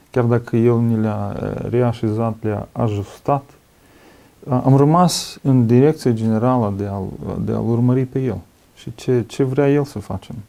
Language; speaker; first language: Romanian; non-native, fluent; Russian